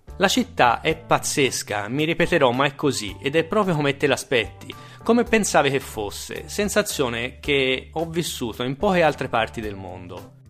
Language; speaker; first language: Italian; native; Italian